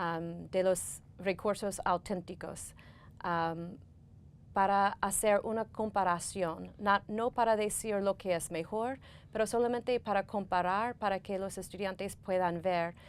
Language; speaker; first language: Spanish; non-native, fluent; English